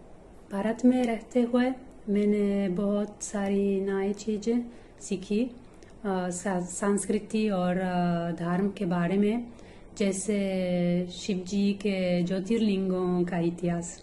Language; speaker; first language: Hindi; non-native, learner; Italian